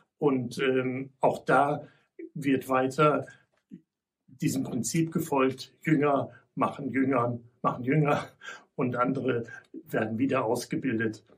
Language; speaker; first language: German; native; German